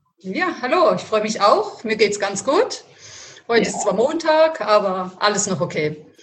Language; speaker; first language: German; early bilingual, other home language; Italian